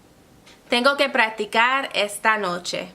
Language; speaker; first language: Spanish; non-native, fluent; English